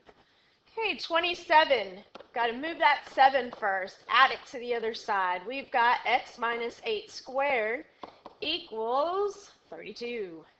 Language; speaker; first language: English; native; English